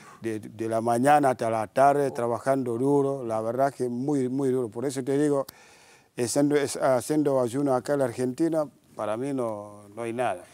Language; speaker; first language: Spanish; non-native, learner; Wolof